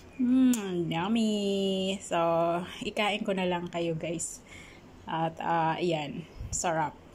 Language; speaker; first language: Filipino; non-native, local second language; Bikol